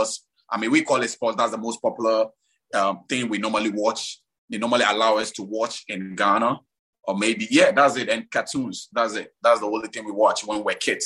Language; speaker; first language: English; non-native, local second language; Ewe